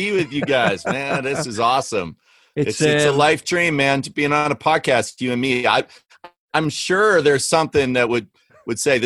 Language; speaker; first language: English; native; English